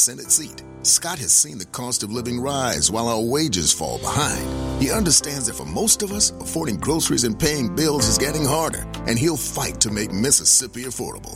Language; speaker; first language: English; native; English